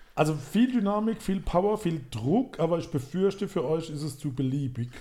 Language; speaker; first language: German; native; German